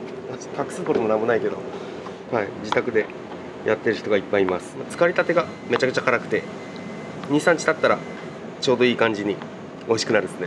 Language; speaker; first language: Japanese; native; Japanese